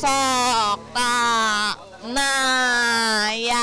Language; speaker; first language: Indonesian; native; Indonesian